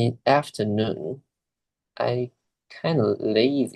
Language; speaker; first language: English; non-native, learner; Chinese